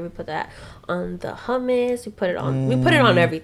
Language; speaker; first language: English; native; English